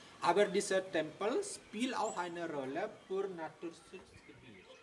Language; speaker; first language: German; non-native, learner; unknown